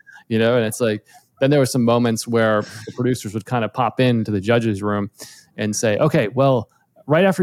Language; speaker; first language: English; native; English